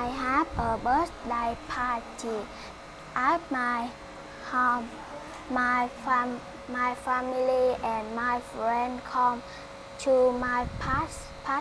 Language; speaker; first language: English; non-native, learner; Vietnamese